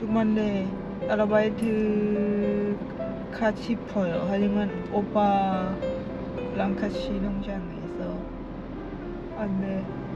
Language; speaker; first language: Korean; non-native, learner; Lao